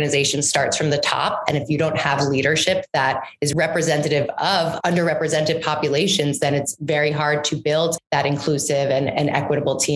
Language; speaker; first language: English; native; English